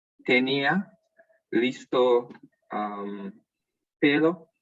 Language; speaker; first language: Spanish; non-native, learner; English